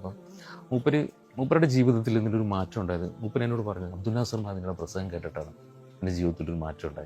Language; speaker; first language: Malayalam; native; Malayalam